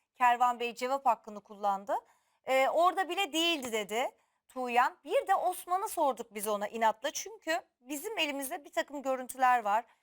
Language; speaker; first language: Turkish; native; Turkish